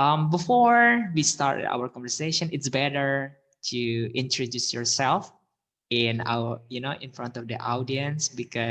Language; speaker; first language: English; non-native, learner; Indonesian